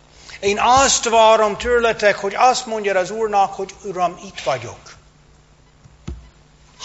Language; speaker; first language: Hungarian; non-native, fluent; English